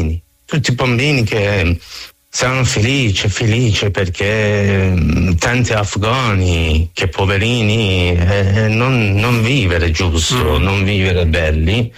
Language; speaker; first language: Italian; non-native, learner; Persian